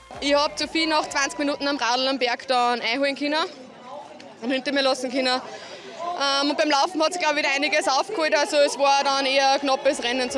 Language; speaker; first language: German; native; German